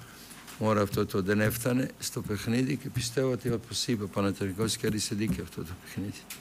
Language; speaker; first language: Greek; non-native, fluent; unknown